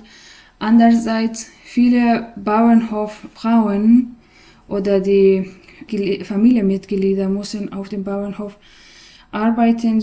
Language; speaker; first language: German; non-native, learner; Persian